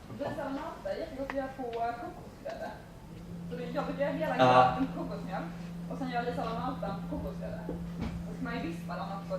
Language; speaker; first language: Swedish; native; Swedish